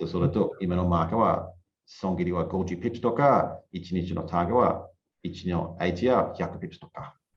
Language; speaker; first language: Japanese; non-native, learner; English